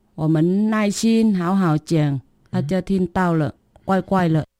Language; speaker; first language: Chinese; non-native, learner; Vietnamese